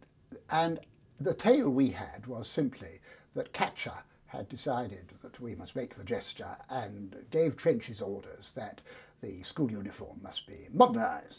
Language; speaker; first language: English; native; English